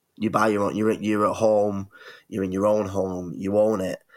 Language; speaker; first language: English; native; English